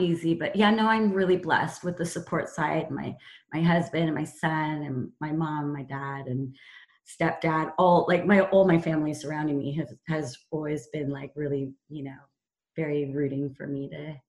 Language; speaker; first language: English; native; English